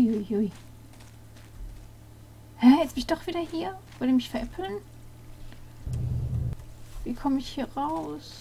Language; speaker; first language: German; native; German